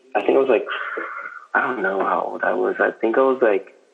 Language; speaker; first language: English; native; English